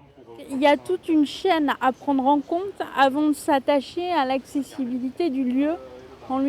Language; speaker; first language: French; native; French